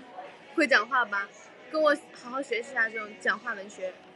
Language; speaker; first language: Chinese; native; Chinese